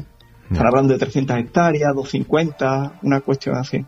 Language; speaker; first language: Spanish; native; Spanish